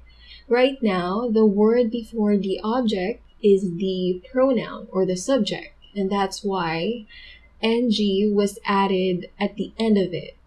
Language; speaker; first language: English; non-native, local second language; Filipino